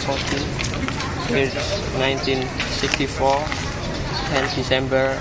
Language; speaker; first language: English; non-native, learner; Indonesian